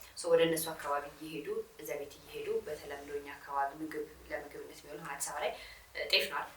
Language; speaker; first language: Amharic; non-native, local second language; Sebat Bet Gurage